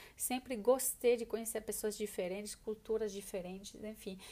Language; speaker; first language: Portuguese; non-native, fluent; French